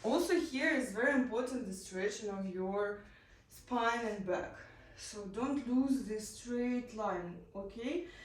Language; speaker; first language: English; non-native, learner; Ukrainian